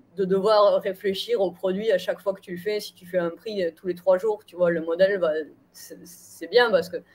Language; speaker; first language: French; native; French